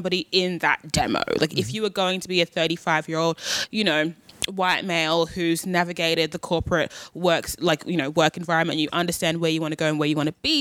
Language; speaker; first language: English; native; English